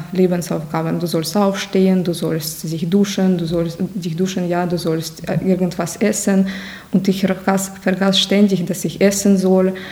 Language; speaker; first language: German; non-native, fluent; Ukrainian